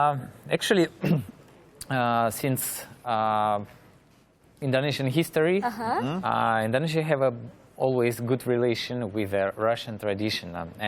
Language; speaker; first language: English; non-native, learner; Russian